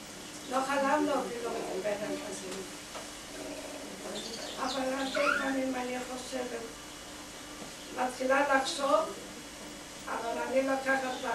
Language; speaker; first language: Hebrew; non-native, fluent; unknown